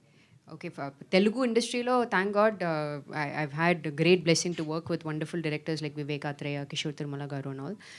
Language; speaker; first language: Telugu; non-native, fluent; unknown